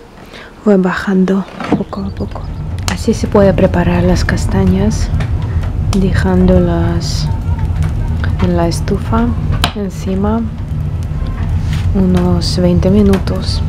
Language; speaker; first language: Spanish; non-native, fluent; Russian